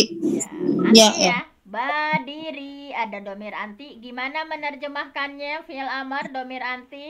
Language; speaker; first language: Indonesian; native; Indonesian